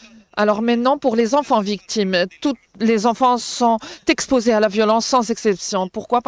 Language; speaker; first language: French; non-native, local second language; Arabic